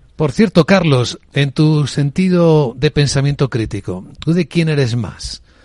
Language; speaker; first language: Spanish; native; Spanish